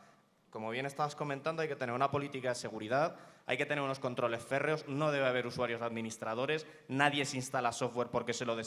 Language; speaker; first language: Spanish; native; Spanish